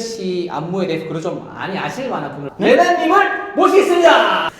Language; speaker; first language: Korean; native; Korean